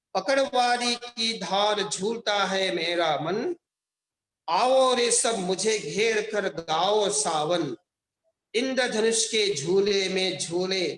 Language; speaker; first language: Hindi; non-native, local second language; Telugu